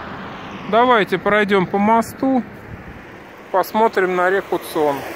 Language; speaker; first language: Russian; native; Russian